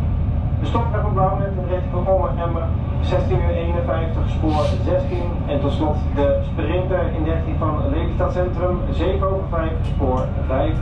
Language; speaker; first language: Dutch; native; Dutch